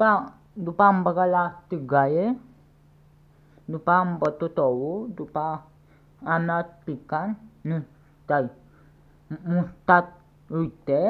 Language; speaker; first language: Romanian; non-native, learner; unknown